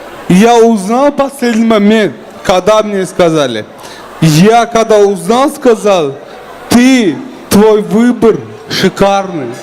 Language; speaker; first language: Russian; non-native, local second language; Turkmen